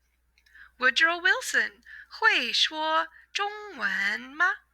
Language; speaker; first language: Chinese; non-native, fluent; English